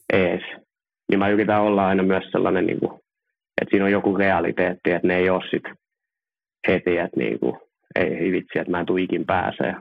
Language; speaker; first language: Finnish; early bilingual, other home language; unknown